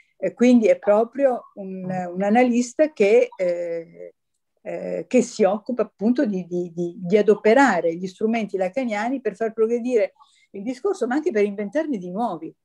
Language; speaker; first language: Italian; native; Italian